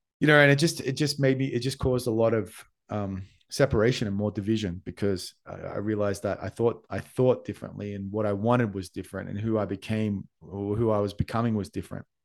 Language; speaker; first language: English; native; English